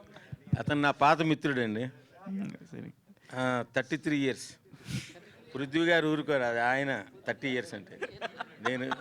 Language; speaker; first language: Telugu; native; Telugu